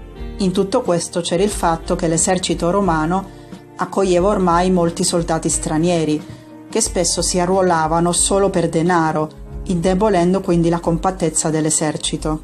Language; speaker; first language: Italian; native; Italian